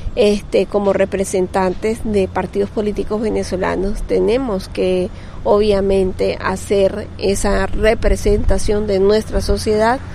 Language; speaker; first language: Spanish; native; Spanish